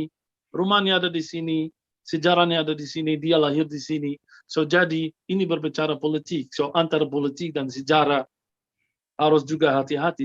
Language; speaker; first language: Indonesian; non-native, fluent; Arabic